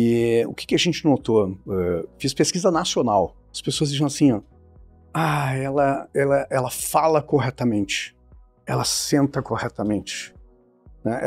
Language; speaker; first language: Portuguese; native; Portuguese